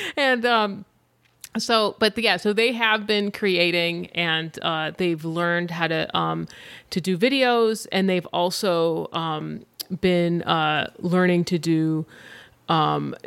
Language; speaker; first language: English; native; English